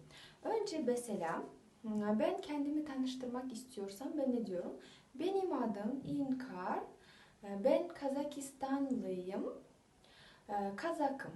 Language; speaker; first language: Turkish; non-native, fluent; Kazakh